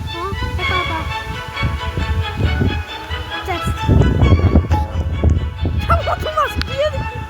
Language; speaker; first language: Polish; non-native, learner; Slovak